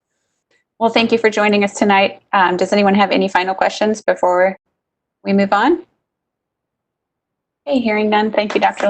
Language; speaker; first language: English; native; English